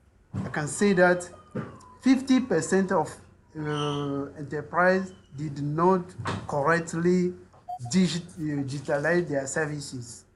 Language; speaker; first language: English; non-native, learner; French